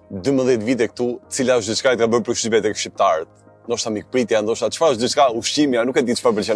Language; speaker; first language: Albanian; native; Albanian